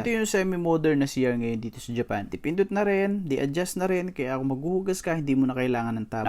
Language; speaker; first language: Filipino; native; Filipino